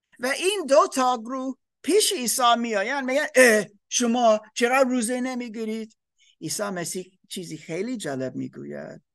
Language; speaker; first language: Persian; non-native, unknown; German